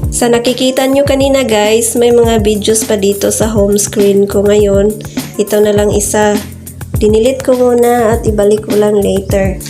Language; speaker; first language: Filipino; non-native, local second language; Cebuano